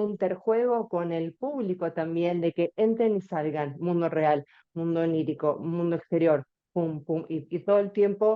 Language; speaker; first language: Spanish; native; Spanish